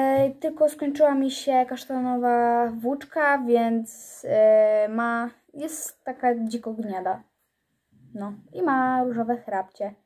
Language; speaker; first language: Polish; native; Polish